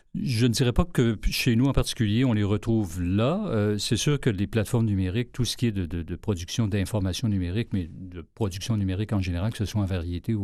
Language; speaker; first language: French; native; French